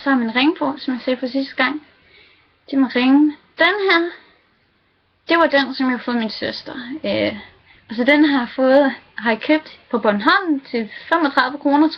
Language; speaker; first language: Danish; native; Danish